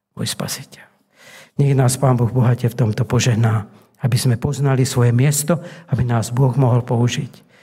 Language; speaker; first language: Slovak; native; Slovak